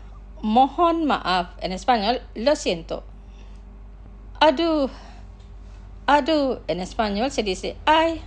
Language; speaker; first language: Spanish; non-native, fluent; Indonesian